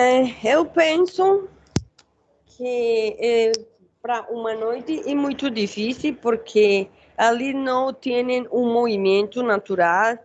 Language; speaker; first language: Portuguese; non-native, learner; Spanish